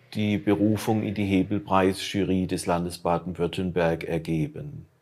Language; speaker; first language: German; non-native, local second language; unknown